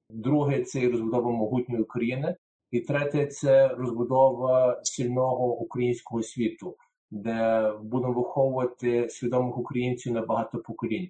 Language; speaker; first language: Ukrainian; early bilingual, heritage; Ukrainian